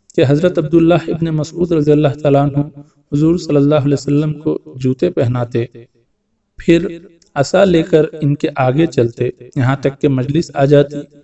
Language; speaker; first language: Urdu; native; Urdu